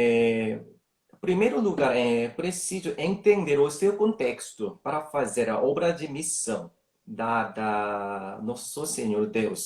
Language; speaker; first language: Portuguese; non-native, learner; Korean